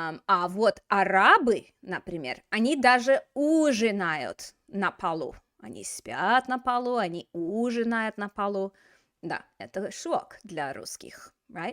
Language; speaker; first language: Russian; non-native, fluent; English